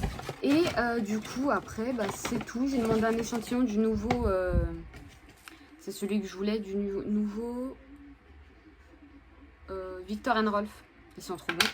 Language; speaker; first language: French; native; French